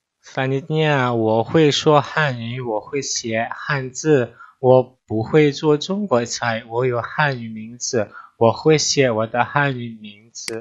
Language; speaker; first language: Chinese; non-native, fluent; Indonesian